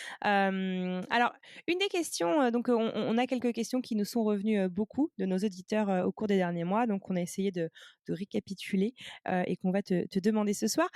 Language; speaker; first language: French; native; French